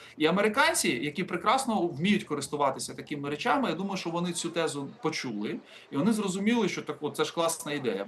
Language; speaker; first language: Ukrainian; native; Ukrainian